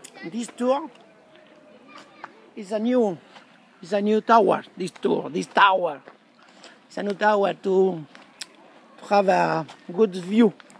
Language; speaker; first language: English; non-native, learner; French